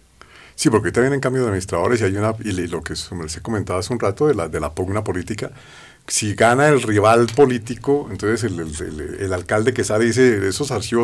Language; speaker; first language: Spanish; native; Spanish